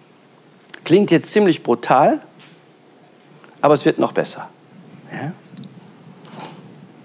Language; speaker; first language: German; native; German